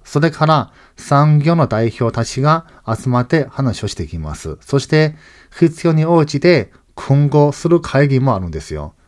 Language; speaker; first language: Japanese; non-native, fluent; Chinese